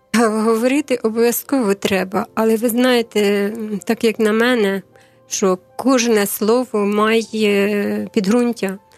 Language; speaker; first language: Ukrainian; native; Ukrainian